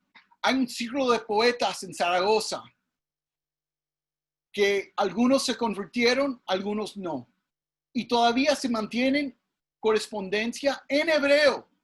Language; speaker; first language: Spanish; early bilingual, heritage; English